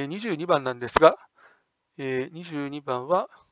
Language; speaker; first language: Japanese; native; Japanese